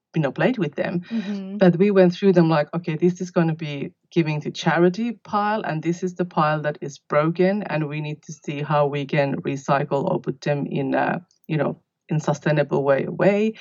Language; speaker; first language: English; non-native, fluent; Finnish